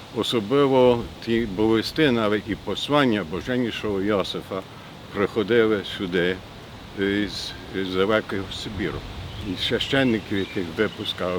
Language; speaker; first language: Ukrainian; early bilingual, heritage; Ukrainian